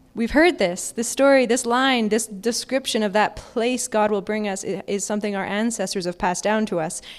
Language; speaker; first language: English; native; English